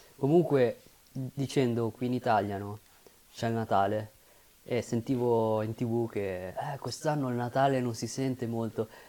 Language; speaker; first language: Italian; early bilingual, other home language; Filipino